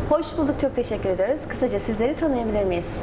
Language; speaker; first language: Turkish; native; Turkish